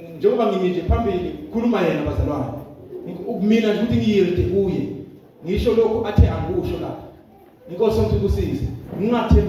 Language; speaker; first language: Zulu; native; Zulu